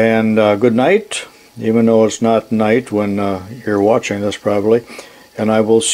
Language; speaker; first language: English; native; English